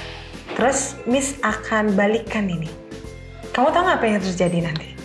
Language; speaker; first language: Indonesian; native; Indonesian